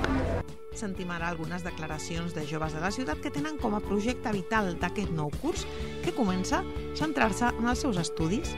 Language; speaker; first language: Catalan; native; Catalan